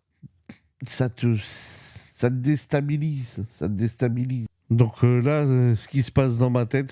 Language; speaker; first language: French; native; French